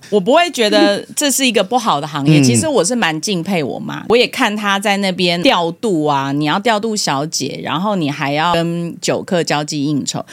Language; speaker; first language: Chinese; native; Chinese